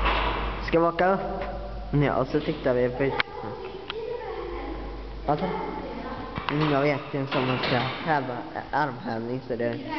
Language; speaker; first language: Swedish; native; Swedish